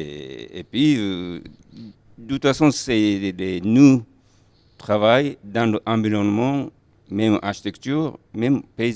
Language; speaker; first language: French; non-native, learner; Japanese